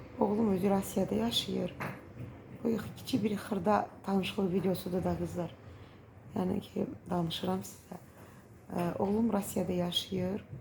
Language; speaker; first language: Azerbaijani; native; Azerbaijani